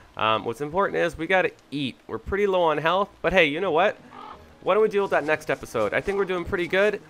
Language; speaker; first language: English; native; English